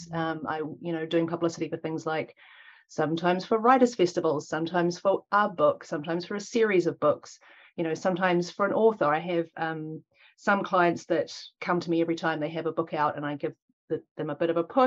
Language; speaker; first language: English; native; English